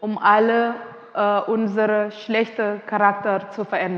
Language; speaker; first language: German; non-native, fluent; Indonesian